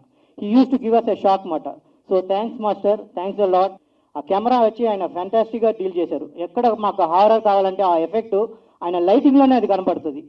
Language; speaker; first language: Telugu; native; Telugu